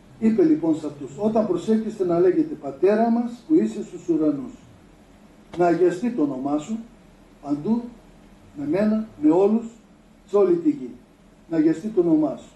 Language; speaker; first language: Greek; native; Greek